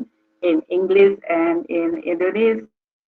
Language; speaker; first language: English; non-native, learner; Indonesian